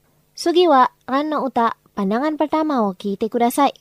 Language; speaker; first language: Japanese; non-native, fluent; Indonesian